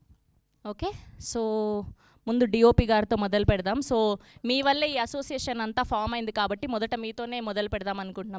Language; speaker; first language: Telugu; native; Telugu